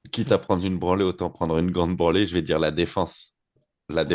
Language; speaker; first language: French; native; French